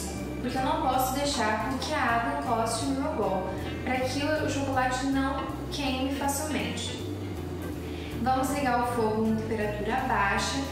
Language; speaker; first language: Portuguese; native; Portuguese